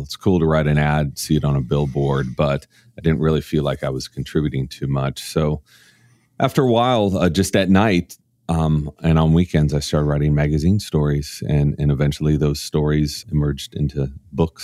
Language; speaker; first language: English; native; English